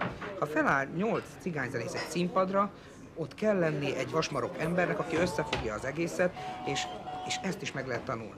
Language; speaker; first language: Hungarian; native; Hungarian